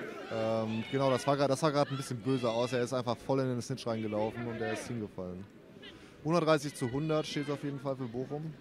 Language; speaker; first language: German; native; German